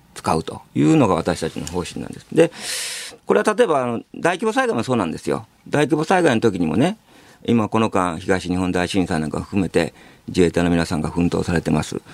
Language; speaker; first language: Japanese; native; Japanese